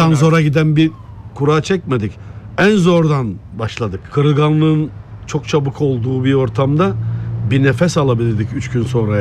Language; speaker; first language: Turkish; native; Turkish